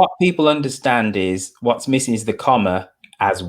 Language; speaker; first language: English; native; English